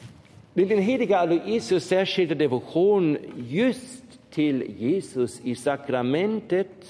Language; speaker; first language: Swedish; non-native, fluent; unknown